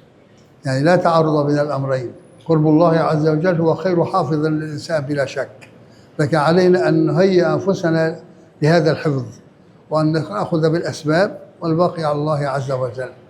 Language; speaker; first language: Arabic; native; Arabic